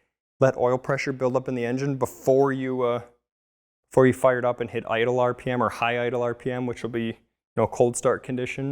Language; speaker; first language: English; native; English